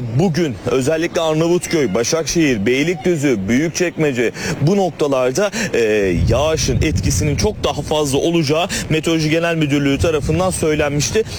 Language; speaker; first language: Turkish; native; Turkish